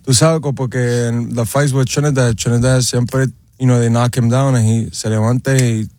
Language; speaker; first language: English; early bilingual, other home language; Spanish